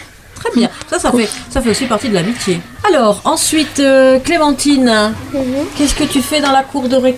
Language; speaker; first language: French; native; French